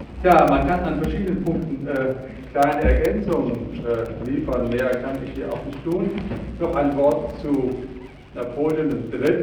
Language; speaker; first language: German; native; German